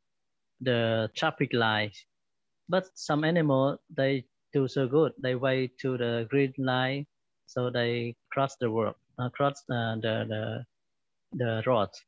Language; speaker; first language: English; non-native, learner; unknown